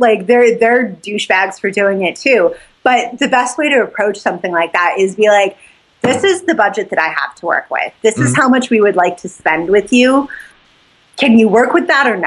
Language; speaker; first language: English; native; English